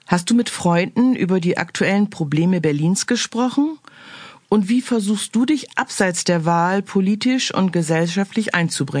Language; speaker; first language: German; native; German